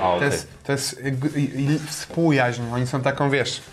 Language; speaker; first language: Polish; native; Polish